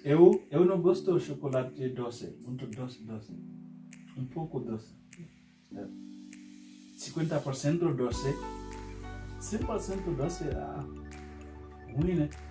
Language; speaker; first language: Portuguese; non-native, learner; Haitian Creole